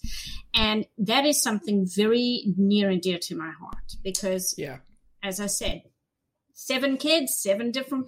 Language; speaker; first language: English; native; English